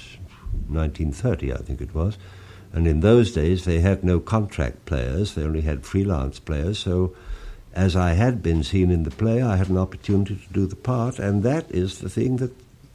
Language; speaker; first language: English; native; English